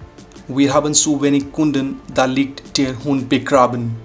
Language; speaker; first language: German; non-native, fluent; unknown